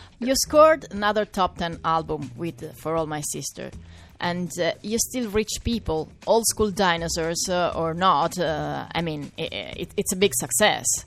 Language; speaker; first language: English; non-native, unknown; Italian